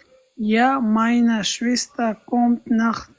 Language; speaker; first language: German; non-native, learner; Pashto